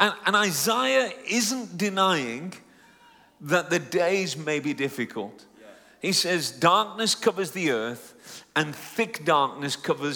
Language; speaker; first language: English; native; English